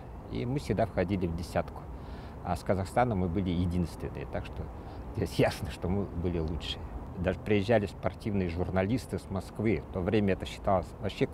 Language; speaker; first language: Russian; native; Russian